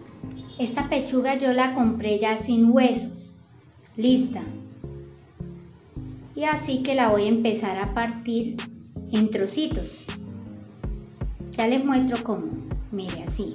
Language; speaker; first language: Spanish; native; Spanish